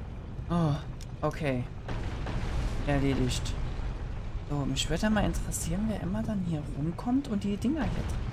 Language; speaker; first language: German; native; German